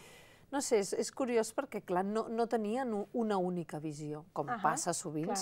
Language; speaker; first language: Catalan; native; Catalan